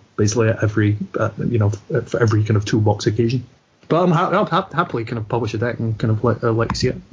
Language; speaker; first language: English; native; English